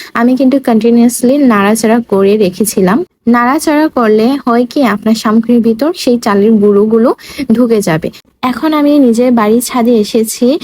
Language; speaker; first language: Bangla; native; Bangla